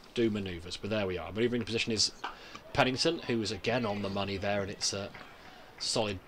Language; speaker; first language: English; native; English